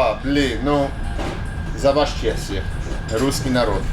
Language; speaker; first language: Russian; non-native, learner; English